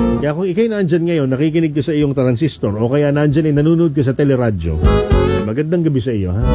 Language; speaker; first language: Filipino; native; Filipino